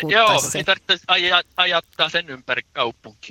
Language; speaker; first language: Finnish; non-native, local second language; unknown